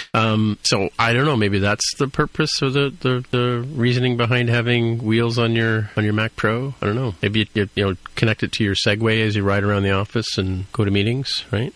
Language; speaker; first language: English; native; English